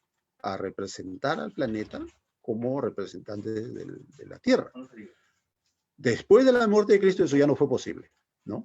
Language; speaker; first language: Spanish; native; Spanish